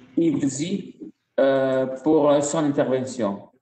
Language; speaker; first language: French; non-native, fluent; Italian